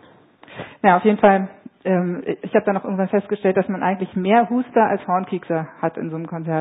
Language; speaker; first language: German; native; German